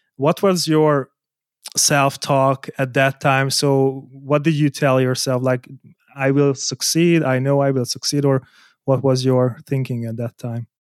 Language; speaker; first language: English; non-native, fluent; Hungarian